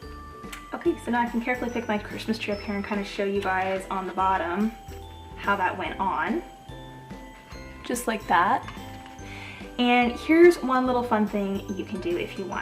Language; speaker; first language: English; native; English